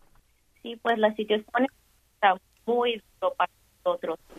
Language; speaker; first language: Spanish; early bilingual, heritage; Spanish